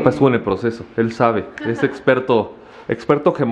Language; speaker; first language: Spanish; native; Spanish